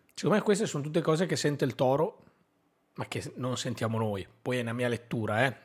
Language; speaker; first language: Italian; native; Italian